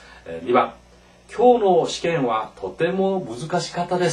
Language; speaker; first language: Japanese; non-native, fluent; Korean